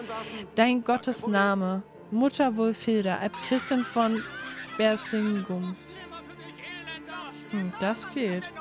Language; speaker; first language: German; native; German